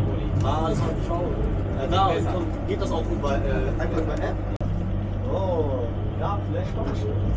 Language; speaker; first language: German; non-native, learner; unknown